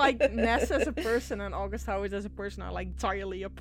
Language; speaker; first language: English; non-native, fluent; Dutch